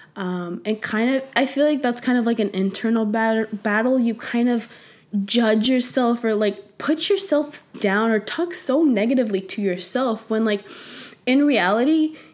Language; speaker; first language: English; early bilingual, other home language; Spanish